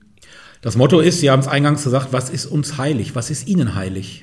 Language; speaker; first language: German; native; German